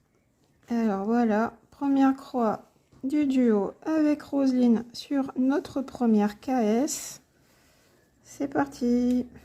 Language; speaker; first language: French; native; French